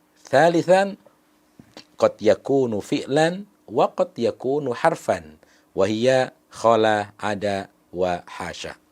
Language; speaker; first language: Arabic; non-native, fluent; Indonesian